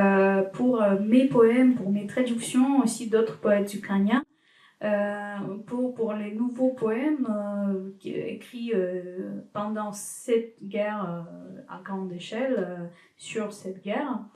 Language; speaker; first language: French; non-native, fluent; Ukrainian